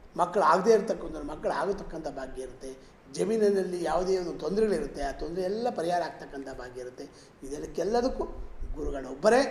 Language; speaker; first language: Kannada; native; Kannada